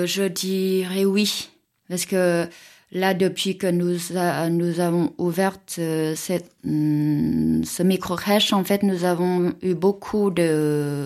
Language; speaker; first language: French; non-native, fluent; Vietnamese